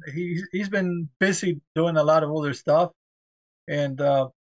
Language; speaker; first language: English; early bilingual, other home language; Spanish